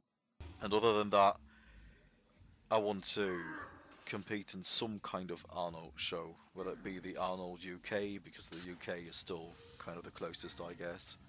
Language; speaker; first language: English; non-native, fluent; German